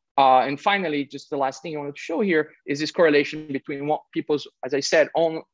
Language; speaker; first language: English; non-native, fluent; Portuguese